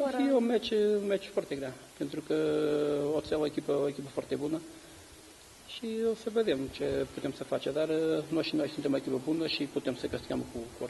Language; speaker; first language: Romanian; non-native, learner; Portuguese